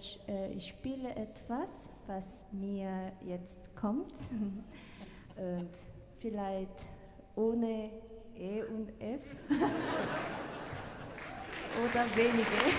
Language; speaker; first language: German; non-native, learner; Korean